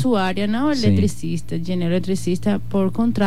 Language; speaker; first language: Portuguese; non-native, learner; Spanish